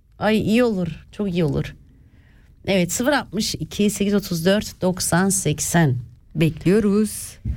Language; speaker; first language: Turkish; early bilingual, heritage; Turkish